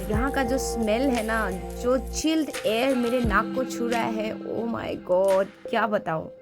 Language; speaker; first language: Hindi; non-native, local second language; Assamese